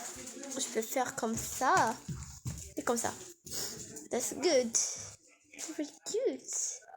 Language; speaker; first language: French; non-native, learner; Arabic